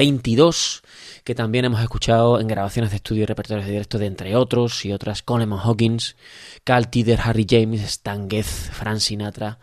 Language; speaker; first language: Spanish; native; Spanish